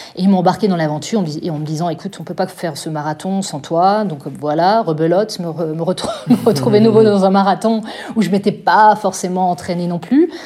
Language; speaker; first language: French; native; French